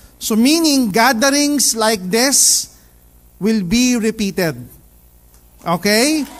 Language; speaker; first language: English; non-native, local second language; Filipino